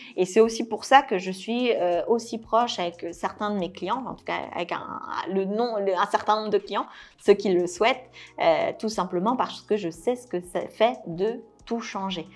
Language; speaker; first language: French; early bilingual, other home language; Korean